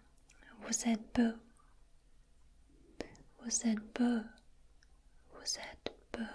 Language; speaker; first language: French; non-native, learner; Russian